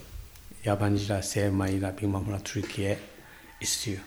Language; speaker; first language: Turkish; non-native, learner; Chinese